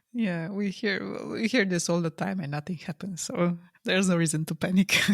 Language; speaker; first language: English; non-native, fluent; Slovenian